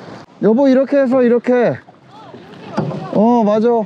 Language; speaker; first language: Korean; native; Korean